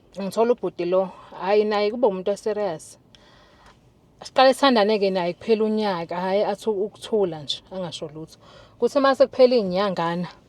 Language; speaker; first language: Zulu; native; Zulu